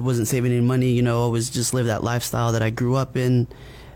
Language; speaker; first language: English; native; English